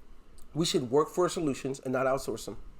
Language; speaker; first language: English; native; English